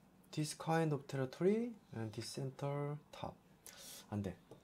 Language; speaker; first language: English; non-native, learner; Korean